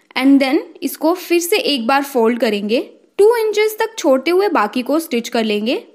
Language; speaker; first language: Hindi; native; Hindi